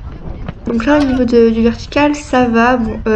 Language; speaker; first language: French; native; French